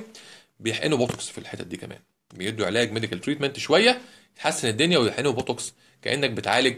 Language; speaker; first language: Arabic; native; Arabic